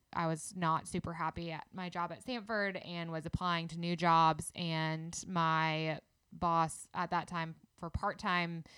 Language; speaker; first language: English; native; English